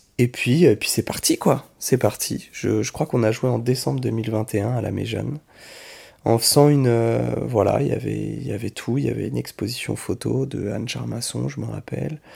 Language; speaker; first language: French; native; French